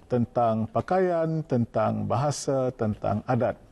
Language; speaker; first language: Malay; native; Malay